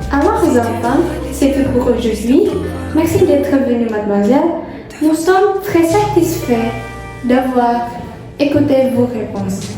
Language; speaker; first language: French; non-native, learner; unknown